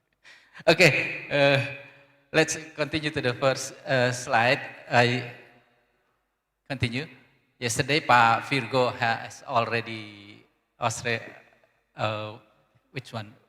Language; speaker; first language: English; non-native, learner; Indonesian